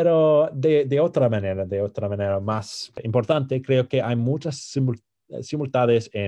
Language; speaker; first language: Spanish; non-native, fluent; English